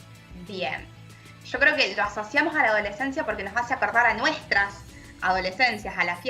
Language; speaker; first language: Spanish; native; Spanish